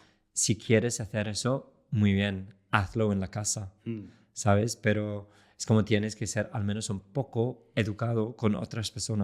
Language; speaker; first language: Spanish; non-native, fluent; English